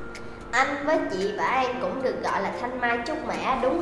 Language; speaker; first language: Vietnamese; native; Vietnamese